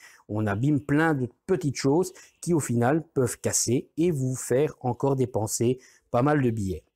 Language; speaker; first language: French; native; French